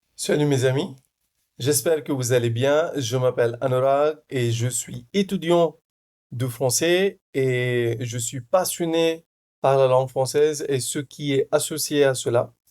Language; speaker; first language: French; non-native, fluent; Hindi